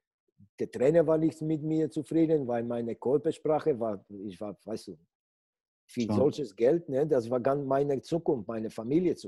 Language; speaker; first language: German; non-native, fluent; Polish